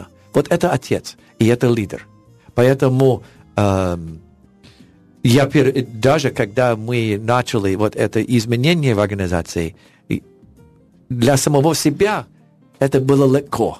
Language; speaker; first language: Russian; non-native, learner; English